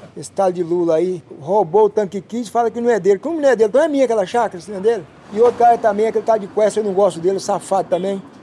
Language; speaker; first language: Portuguese; native; Portuguese